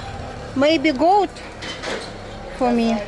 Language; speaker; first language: English; non-native, learner; Russian